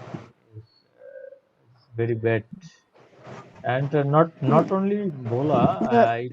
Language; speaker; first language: English; non-native, learner; Bangla